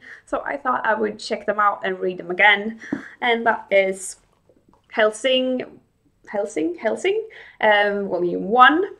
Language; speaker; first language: English; non-native, fluent; Swedish